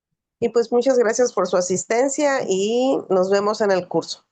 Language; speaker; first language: Spanish; native; Spanish